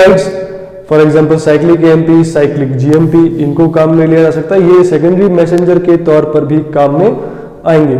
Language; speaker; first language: Hindi; native; Hindi